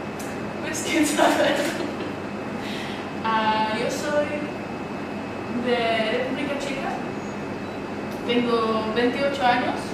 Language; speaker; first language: Spanish; non-native, learner; Czech